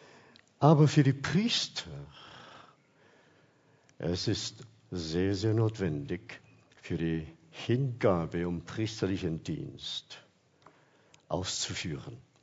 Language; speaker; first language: German; non-native, fluent; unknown